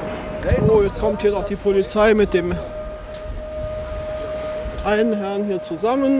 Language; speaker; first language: German; native; German